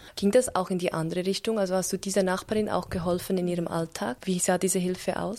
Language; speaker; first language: German; native; German